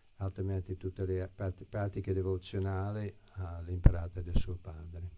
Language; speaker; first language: Italian; non-native, fluent; English